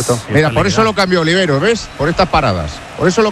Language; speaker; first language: Spanish; native; Spanish